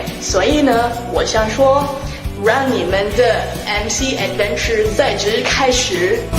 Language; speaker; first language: Chinese; non-native, learner; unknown